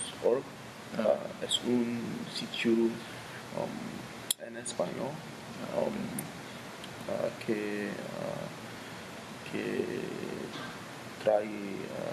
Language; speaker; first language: Spanish; non-native, learner; English